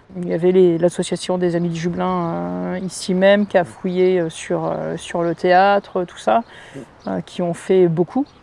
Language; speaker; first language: French; native; French